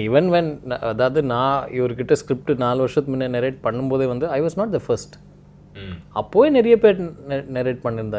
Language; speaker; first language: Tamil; native; Tamil